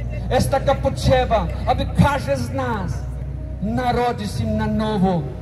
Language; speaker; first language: Polish; non-native, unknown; Portuguese